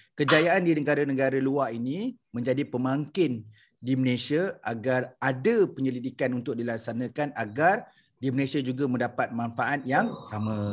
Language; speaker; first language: Malay; native; Malay